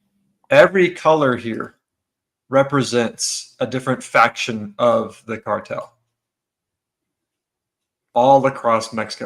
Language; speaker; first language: English; native; English